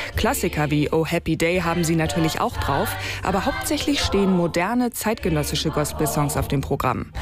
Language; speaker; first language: German; native; German